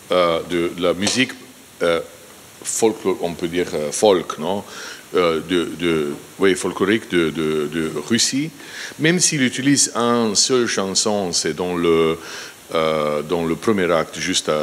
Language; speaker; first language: French; non-native, fluent; Slovenian